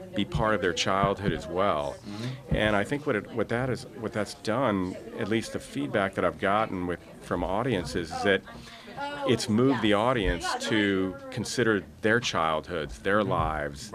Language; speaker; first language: English; native; English